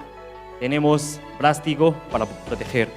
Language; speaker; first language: Spanish; non-native, learner; Chinese